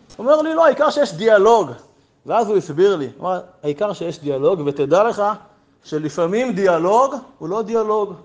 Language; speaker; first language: Hebrew; native; Hebrew